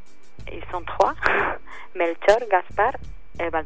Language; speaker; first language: French; non-native, fluent; Spanish